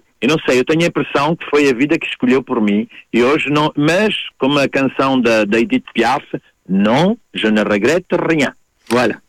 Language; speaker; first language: Portuguese; native; Portuguese